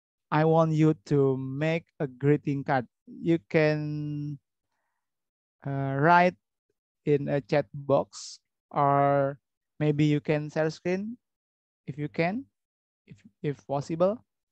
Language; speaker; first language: English; non-native, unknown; Indonesian